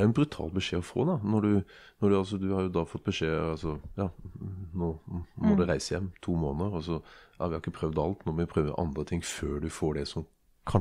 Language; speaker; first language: Norwegian; native; Norwegian